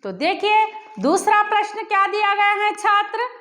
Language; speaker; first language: Hindi; non-native, local second language; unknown